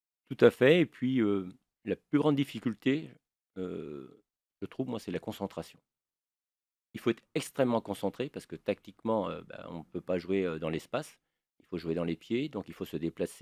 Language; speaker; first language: French; native; French